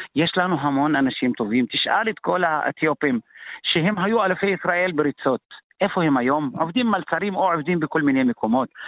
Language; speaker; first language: Hebrew; non-native, local second language; Arabic